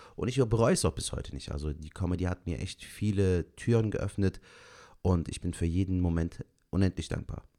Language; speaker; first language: German; native; German